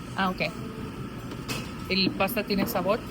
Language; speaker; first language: Spanish; non-native, learner; English